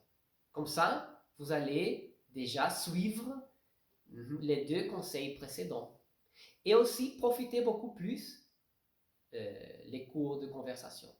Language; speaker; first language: French; non-native, fluent; Portuguese